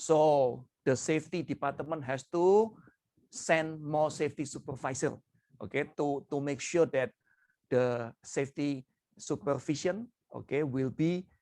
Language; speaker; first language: English; non-native, fluent; Indonesian